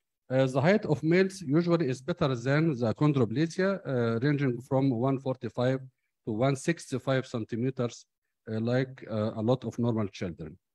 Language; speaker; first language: English; non-native, fluent; Arabic